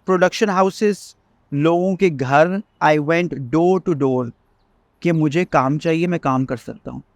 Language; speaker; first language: Urdu; native; Urdu